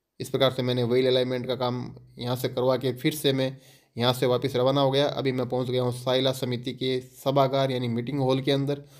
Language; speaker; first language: Hindi; native; Hindi